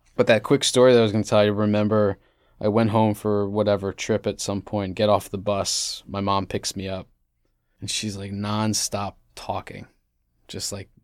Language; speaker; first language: English; native; English